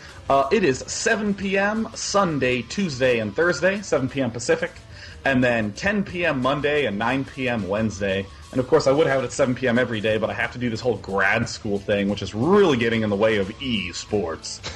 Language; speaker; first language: English; native; English